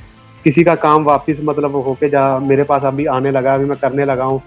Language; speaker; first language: Hindi; native; Hindi